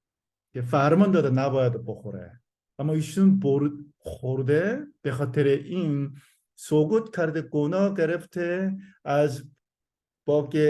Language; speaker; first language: Persian; non-native, learner; Korean